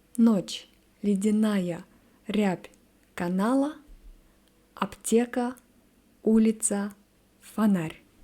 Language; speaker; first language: Russian; native; Russian